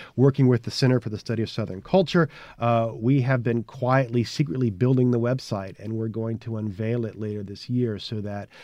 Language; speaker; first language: English; native; English